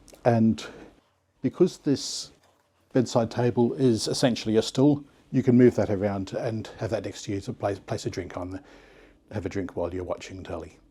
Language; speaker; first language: English; native; English